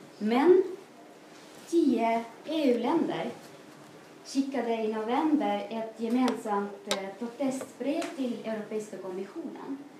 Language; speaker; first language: Swedish; non-native, fluent; Estonian